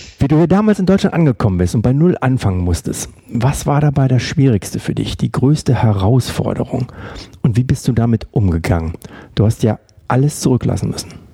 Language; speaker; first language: German; native; German